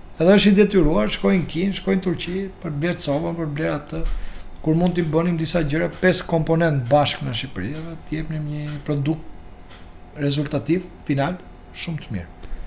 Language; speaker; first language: Albanian; native; Albanian